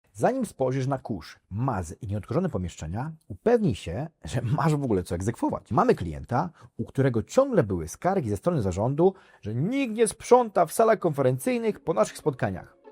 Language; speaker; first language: Polish; native; Polish